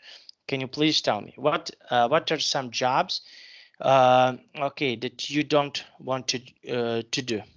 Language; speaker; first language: English; non-native, fluent; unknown